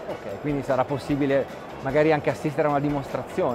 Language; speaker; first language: Italian; native; Italian